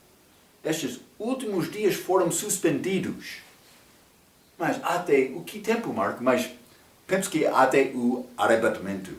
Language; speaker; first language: Portuguese; non-native, fluent; English